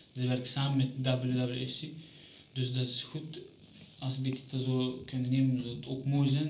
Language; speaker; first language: Dutch; non-native, fluent; Chechen